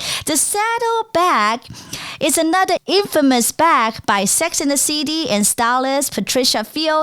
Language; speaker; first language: English; non-native, fluent; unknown